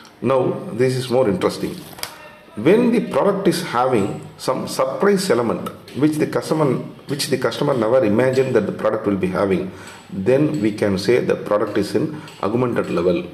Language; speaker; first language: English; non-native, local second language; Tamil